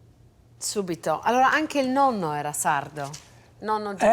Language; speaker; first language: Italian; early bilingual, heritage; English